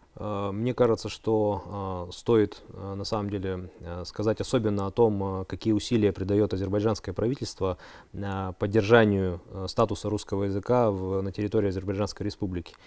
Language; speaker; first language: Russian; native; Russian